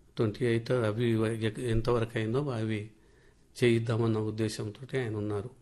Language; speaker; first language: Telugu; non-native, local second language; Lambadi